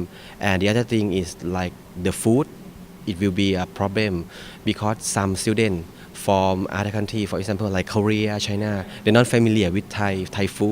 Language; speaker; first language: English; non-native, fluent; Thai